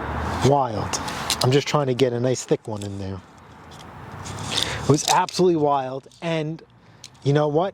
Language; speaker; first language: English; native; English